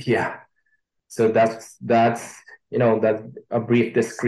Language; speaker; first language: English; non-native, learner; Spanish